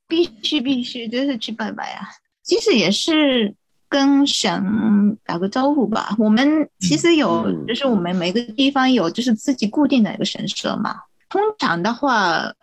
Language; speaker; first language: Chinese; non-native, fluent; Japanese